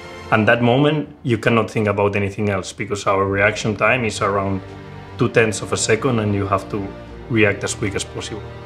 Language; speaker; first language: English; non-native, fluent; Spanish